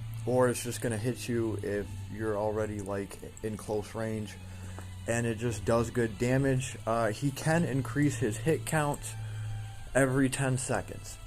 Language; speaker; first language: English; native; English